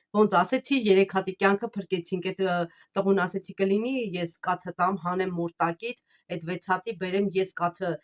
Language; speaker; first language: Armenian; native; Armenian